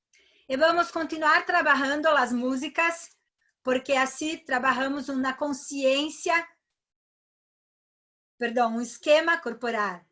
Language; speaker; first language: Spanish; non-native, learner; Portuguese